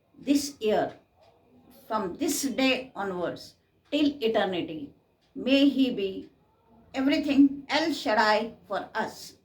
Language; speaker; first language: English; non-native, local second language; Kannada